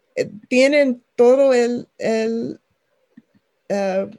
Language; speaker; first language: Spanish; non-native, fluent; English